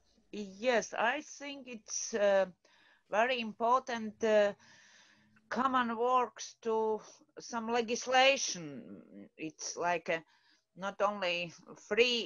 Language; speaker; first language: English; non-native, learner; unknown